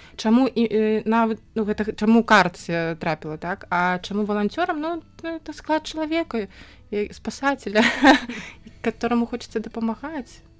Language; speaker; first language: Belarusian; native; Belarusian